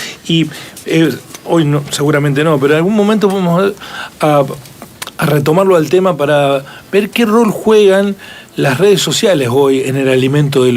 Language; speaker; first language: Spanish; native; Spanish